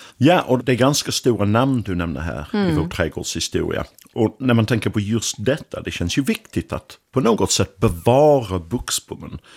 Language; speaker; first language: Swedish; non-native, fluent; English